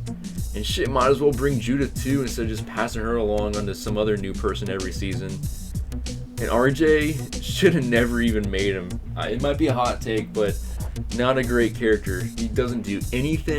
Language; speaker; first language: English; native; English